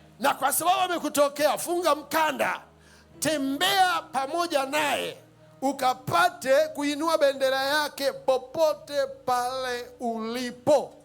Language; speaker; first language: Swahili; native; Swahili